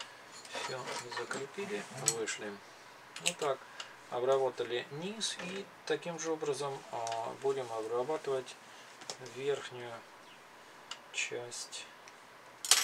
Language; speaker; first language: Russian; native; Russian